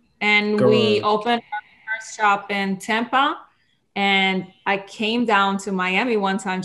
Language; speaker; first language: English; non-native, fluent; Hebrew